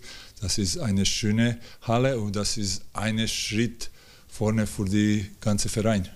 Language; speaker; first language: German; non-native, learner; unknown